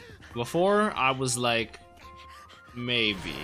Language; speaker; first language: English; native; English